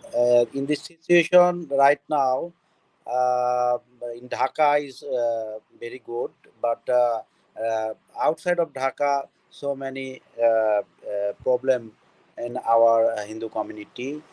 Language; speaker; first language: English; non-native, learner; Bangla